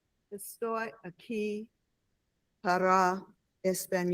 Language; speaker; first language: Spanish; non-native, learner; English